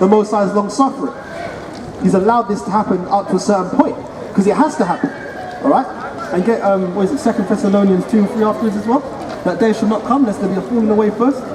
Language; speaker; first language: English; native; English